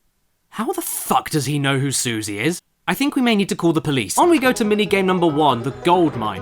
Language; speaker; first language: English; native; English